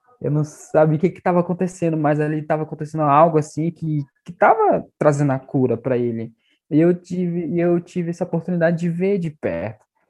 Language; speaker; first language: Portuguese; non-native, local second language; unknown